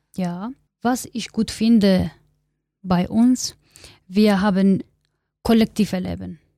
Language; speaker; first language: German; non-native, learner; Kurdish